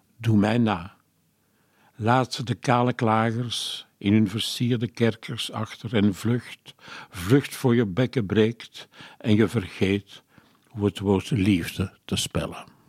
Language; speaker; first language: Dutch; non-native, local second language; French